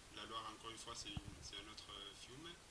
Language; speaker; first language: French; non-native, fluent; Spanish